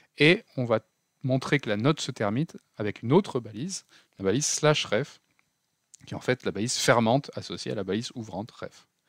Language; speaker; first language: French; native; French